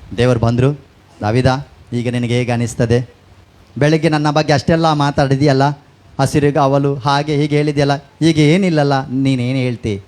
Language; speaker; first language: Kannada; non-native, local second language; Tulu